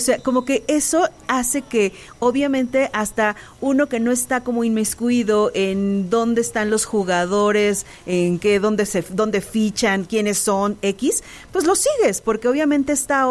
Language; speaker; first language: Spanish; native; Spanish